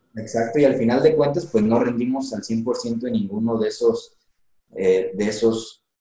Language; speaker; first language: Spanish; native; Spanish